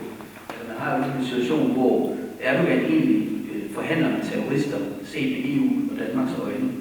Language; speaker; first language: Danish; native; Danish